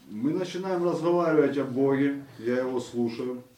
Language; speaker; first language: Polish; non-native, learner; Russian